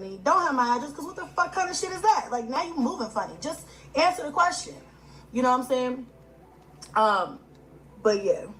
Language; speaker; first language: English; native; English